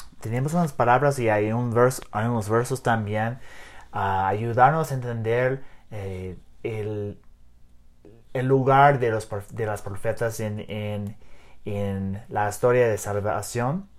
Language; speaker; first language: Spanish; non-native, learner; English